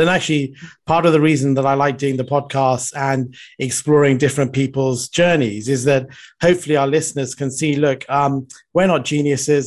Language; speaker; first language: English; non-native, local second language; Sinhala